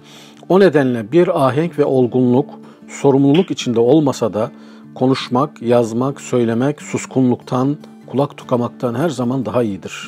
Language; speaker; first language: Turkish; native; Turkish